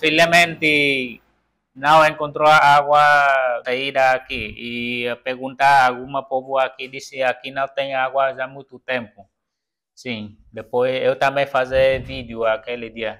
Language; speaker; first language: Portuguese; non-native, learner; Vietnamese